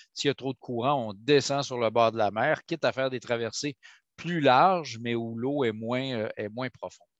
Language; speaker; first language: French; native; French